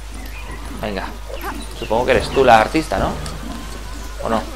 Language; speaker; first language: Spanish; native; Spanish